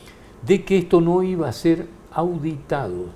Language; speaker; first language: Spanish; native; Spanish